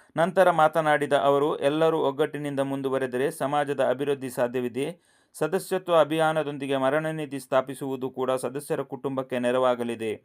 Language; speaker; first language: Kannada; non-native, local second language; Kodava